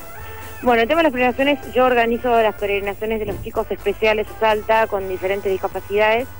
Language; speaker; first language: Spanish; native; Spanish